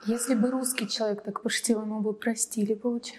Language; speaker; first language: Russian; native; Russian